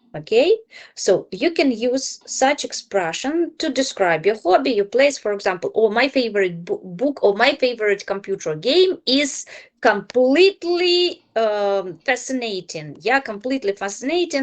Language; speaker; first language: English; non-native, fluent; Ukrainian